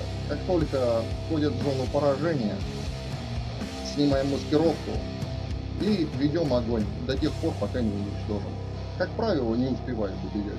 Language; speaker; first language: Russian; native; Russian